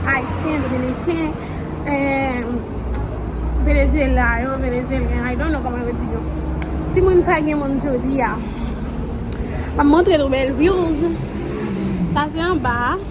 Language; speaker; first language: French; non-native, learner; Haitian Creole